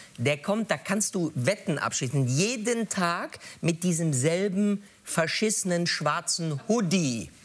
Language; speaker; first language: German; native; German